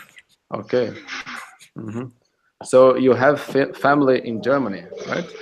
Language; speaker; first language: English; non-native, fluent; Russian